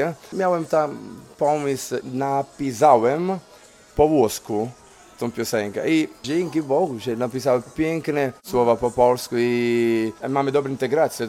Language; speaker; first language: Polish; non-native, learner; Italian